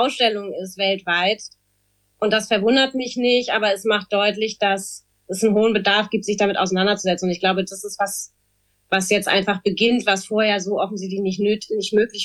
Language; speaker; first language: German; native; German